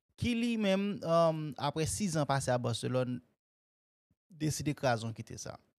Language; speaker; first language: French; non-native, local second language; Haitian Creole